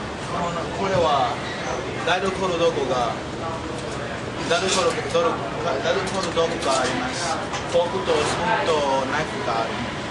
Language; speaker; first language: Japanese; non-native, learner; English